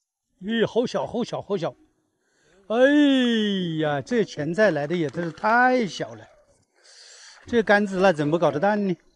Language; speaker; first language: Chinese; native; Chinese